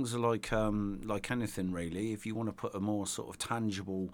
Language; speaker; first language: English; native; English